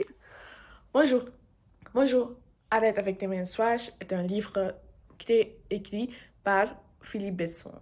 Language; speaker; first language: French; non-native, learner; English